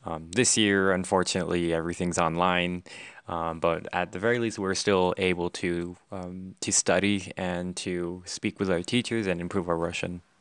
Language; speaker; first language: English; native; English